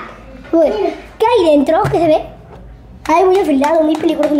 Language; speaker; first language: Spanish; native; Spanish